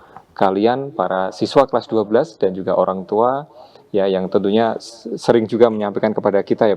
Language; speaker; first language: Indonesian; native; Indonesian